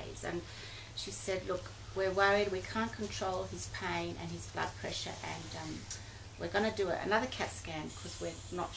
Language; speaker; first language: English; early bilingual, other home language; German